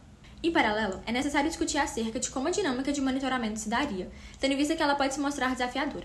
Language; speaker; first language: Portuguese; native; Portuguese